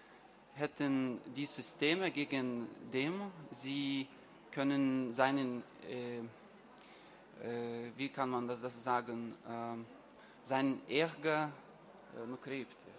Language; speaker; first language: German; non-native, learner; Lithuanian